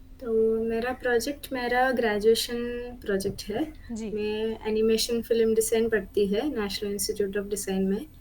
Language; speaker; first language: Hindi; non-native, local second language; Malayalam